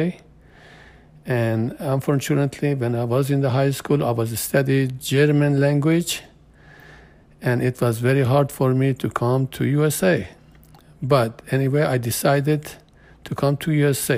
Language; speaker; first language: English; non-native, fluent; Persian